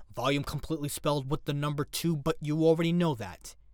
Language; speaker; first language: English; native; English